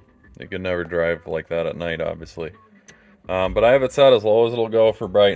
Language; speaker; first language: English; native; English